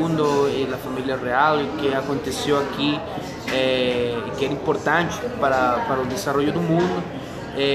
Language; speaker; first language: Portuguese; non-native, fluent; Spanish